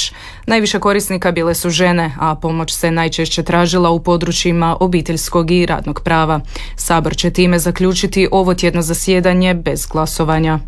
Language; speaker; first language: Serbian; native; Serbian